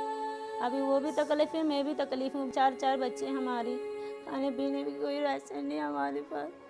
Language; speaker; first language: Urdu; non-native, local second language; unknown